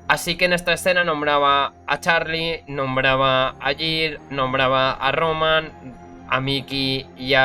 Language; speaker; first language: Spanish; native; Spanish